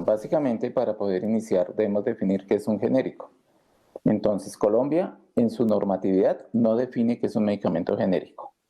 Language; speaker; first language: Spanish; native; Spanish